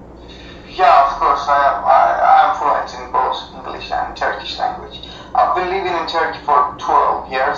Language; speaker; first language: English; non-native, fluent; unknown